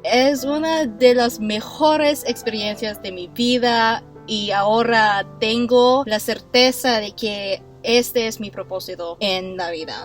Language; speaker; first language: Spanish; non-native, fluent; English